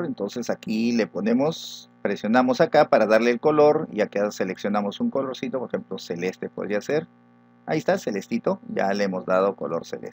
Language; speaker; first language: Spanish; native; Spanish